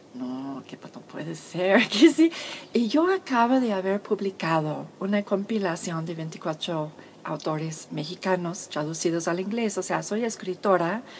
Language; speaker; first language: Spanish; non-native, fluent; English